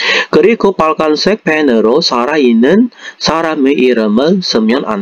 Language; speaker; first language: Korean; non-native, fluent; Indonesian